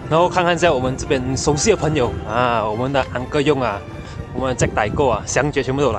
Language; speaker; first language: Chinese; native; Chinese